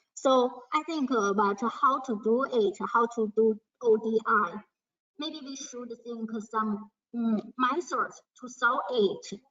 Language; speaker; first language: English; non-native, learner; Chinese